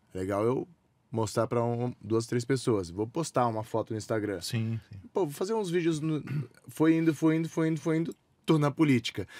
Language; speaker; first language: Portuguese; native; Portuguese